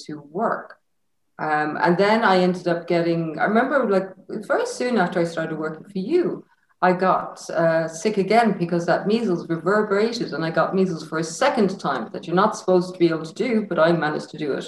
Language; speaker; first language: English; native; English